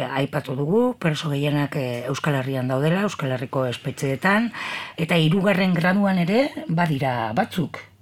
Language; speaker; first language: Basque; native; Basque